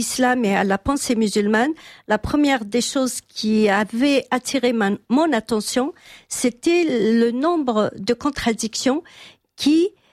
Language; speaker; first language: French; non-native, local second language; Kabyle